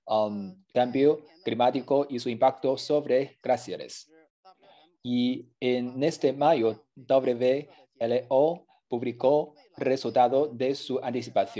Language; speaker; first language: Spanish; non-native, fluent; Chinese